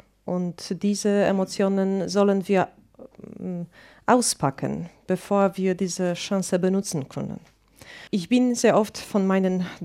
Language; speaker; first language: German; non-native, fluent; Polish